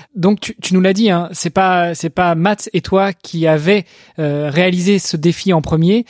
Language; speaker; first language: French; native; French